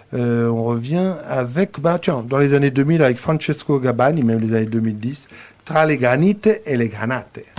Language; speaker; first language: French; native; French